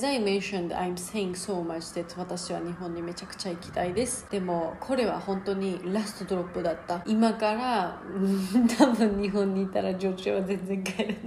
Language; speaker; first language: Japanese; non-native, learner; Georgian